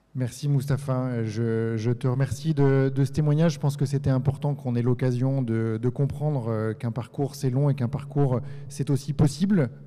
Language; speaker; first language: French; native; French